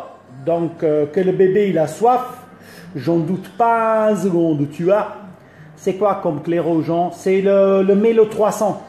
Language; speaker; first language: French; early bilingual, other home language; Italian